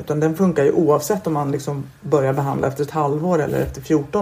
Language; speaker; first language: Swedish; native; Swedish